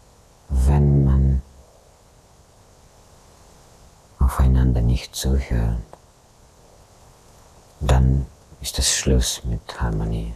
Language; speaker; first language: German; non-native, fluent; Russian